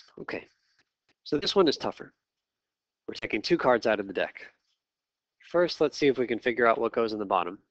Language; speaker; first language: English; native; English